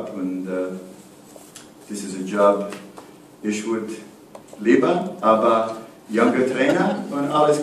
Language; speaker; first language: German; non-native, learner; English